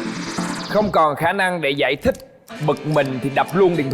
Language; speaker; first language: Vietnamese; native; Vietnamese